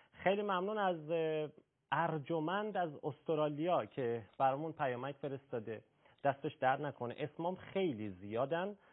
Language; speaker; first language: Persian; native; Persian